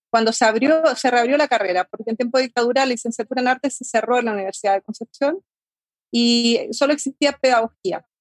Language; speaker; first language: Spanish; native; Spanish